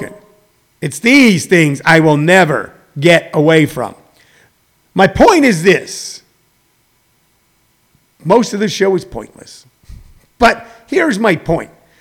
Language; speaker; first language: English; native; English